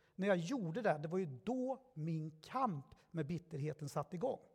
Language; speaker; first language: Swedish; early bilingual, other home language; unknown